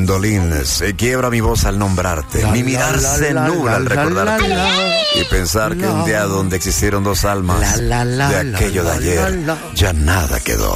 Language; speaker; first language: Spanish; native; Spanish